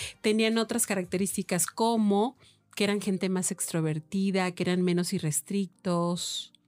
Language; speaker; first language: Spanish; native; Spanish